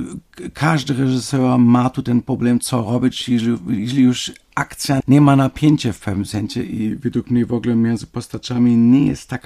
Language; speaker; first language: Polish; non-native, fluent; German